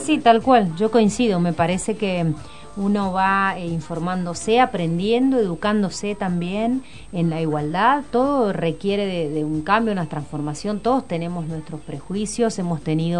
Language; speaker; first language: Spanish; native; Spanish